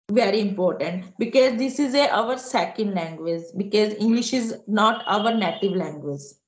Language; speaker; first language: English; non-native, local second language; Hindi